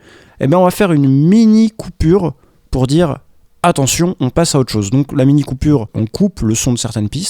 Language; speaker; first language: French; native; French